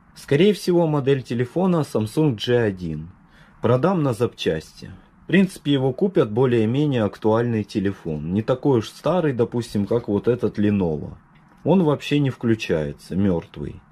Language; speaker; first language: Russian; native; Russian